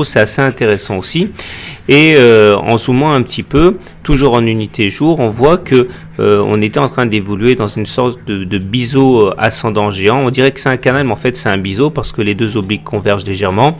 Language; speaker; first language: French; native; French